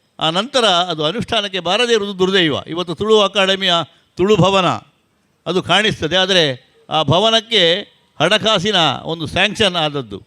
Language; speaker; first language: Kannada; non-native, local second language; Tulu